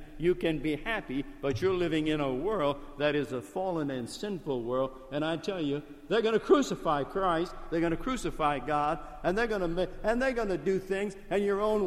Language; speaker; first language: English; native; English